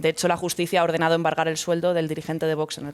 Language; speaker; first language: Spanish; native; Spanish